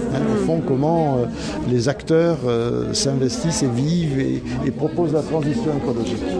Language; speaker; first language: French; native; French